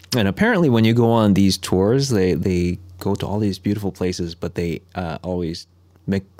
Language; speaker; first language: English; non-native, fluent; Korean